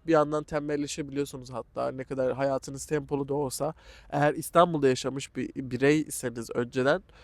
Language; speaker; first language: Turkish; native; Turkish